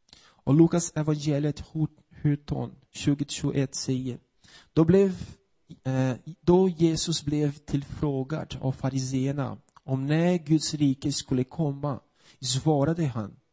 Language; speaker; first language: Swedish; non-native, fluent; Portuguese